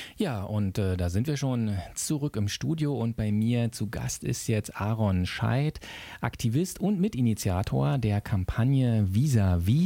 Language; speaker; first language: German; native; German